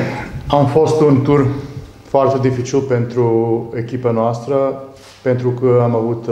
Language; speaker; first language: Romanian; non-native, learner; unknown